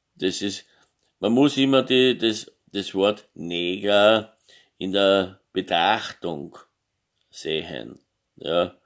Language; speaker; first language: German; native; German